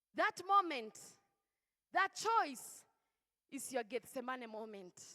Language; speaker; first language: English; non-native, local second language; Swahili